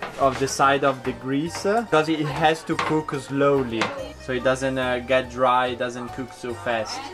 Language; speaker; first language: English; non-native, learner; Italian